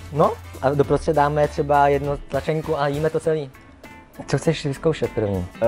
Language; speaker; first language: Czech; early bilingual, other home language; Vietnamese